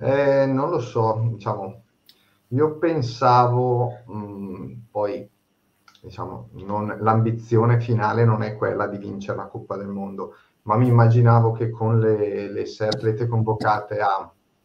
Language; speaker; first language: Italian; native; Italian